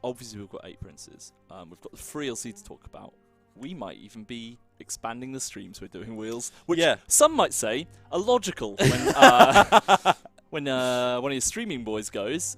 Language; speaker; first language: English; native; English